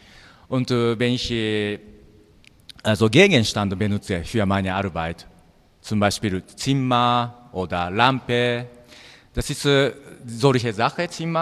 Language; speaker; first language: German; non-native, learner; Japanese